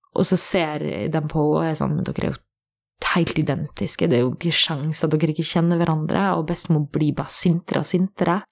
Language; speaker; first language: Norwegian; native; Norwegian